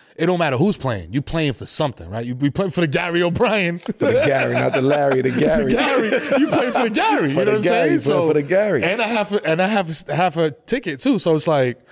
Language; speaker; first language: English; native; English